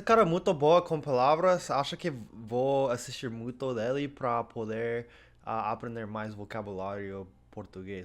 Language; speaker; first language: Portuguese; non-native, learner; English